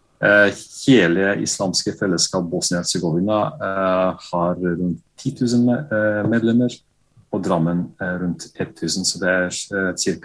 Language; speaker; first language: Norwegian; non-native, fluent; Bosnian